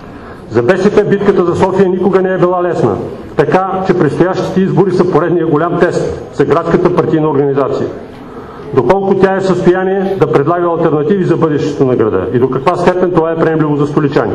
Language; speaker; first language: Bulgarian; native; Bulgarian